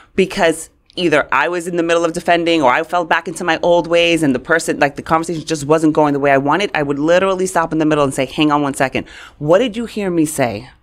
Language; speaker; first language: English; native; English